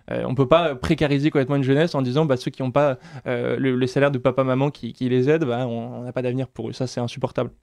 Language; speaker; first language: French; native; French